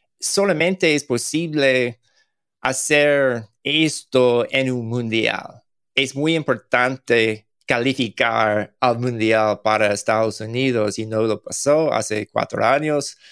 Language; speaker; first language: Spanish; non-native, learner; English